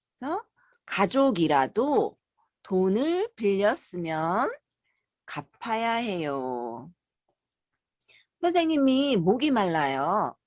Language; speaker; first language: Korean; native; Korean